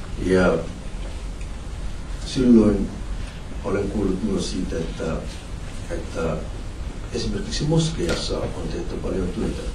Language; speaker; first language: Finnish; non-native, fluent; Somali